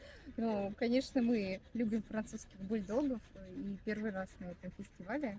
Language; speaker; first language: Russian; native; Russian